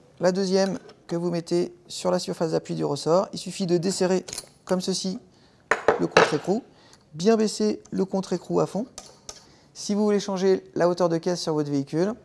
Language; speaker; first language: French; native; French